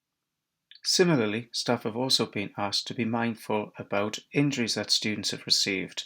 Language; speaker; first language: English; native; English